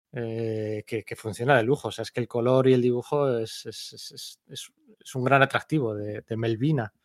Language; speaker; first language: Spanish; native; Spanish